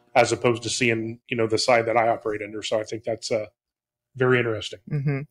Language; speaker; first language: English; native; English